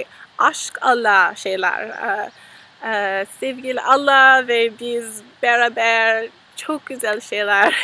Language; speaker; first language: Turkish; non-native, learner; English